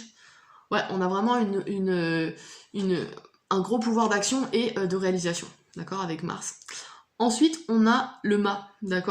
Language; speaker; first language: French; native; French